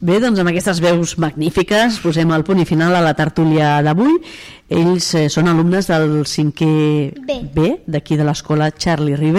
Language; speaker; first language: Catalan; native; Catalan